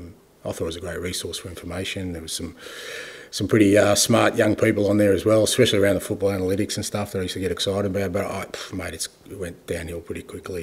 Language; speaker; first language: English; native; English